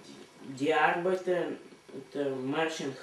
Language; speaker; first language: German; non-native, learner; Russian